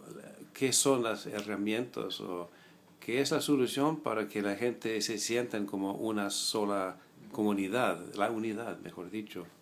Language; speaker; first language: Spanish; non-native, fluent; English